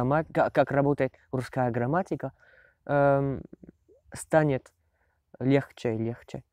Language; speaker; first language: Russian; non-native, learner; French